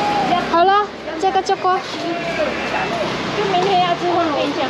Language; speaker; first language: Chinese; non-native, learner; Indonesian